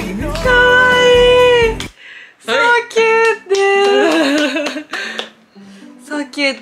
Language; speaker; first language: English; non-native, learner; Japanese